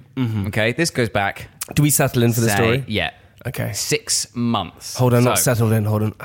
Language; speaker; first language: English; native; English